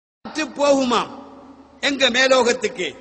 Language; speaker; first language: Tamil; native; Tamil